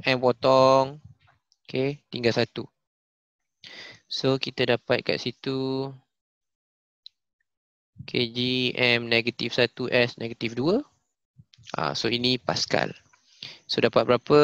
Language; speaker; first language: Malay; native; Malay